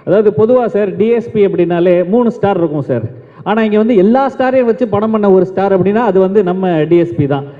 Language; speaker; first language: Tamil; native; Tamil